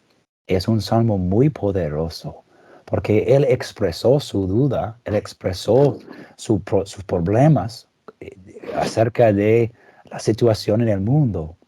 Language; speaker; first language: Spanish; non-native, fluent; English